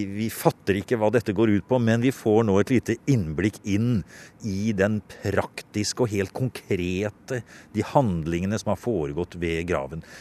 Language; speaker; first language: Norwegian; native; Norwegian